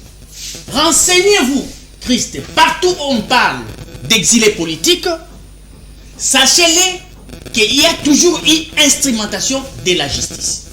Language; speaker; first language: French; non-native, local second language; Lingala